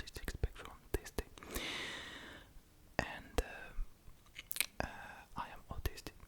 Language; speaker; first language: English; non-native, learner; French